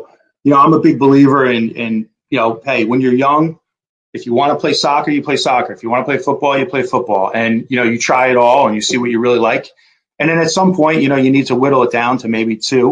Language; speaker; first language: English; native; English